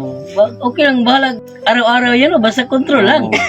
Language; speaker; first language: Filipino; non-native, local second language; Cebuano